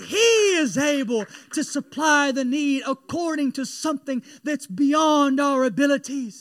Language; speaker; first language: English; native; English